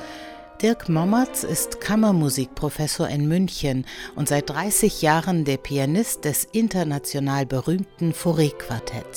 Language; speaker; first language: German; native; German